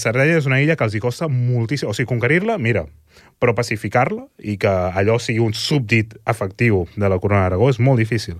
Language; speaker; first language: Catalan; native; Catalan